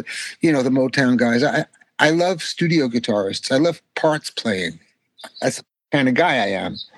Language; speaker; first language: English; native; English